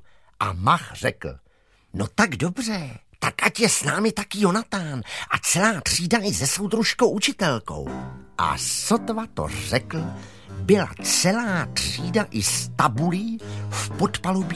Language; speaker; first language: Czech; native; Czech